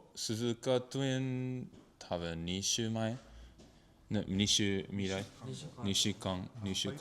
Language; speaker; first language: Japanese; non-native, learner; English